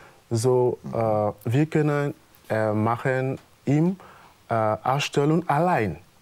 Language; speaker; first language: German; non-native, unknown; French